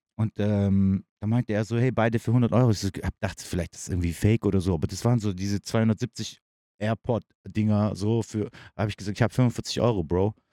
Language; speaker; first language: German; early bilingual, other home language; Turkish